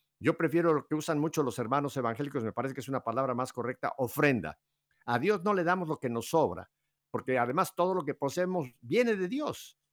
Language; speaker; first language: Spanish; native; Spanish